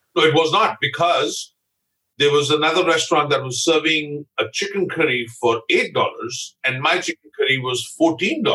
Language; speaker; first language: English; non-native, local second language; Punjabi